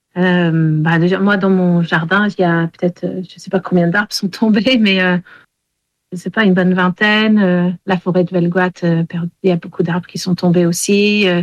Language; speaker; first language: French; early bilingual, heritage; English